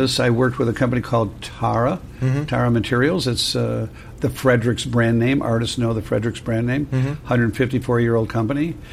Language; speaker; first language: English; native; English